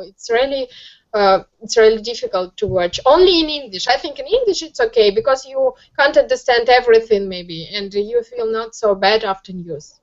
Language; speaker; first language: English; non-native, learner; Russian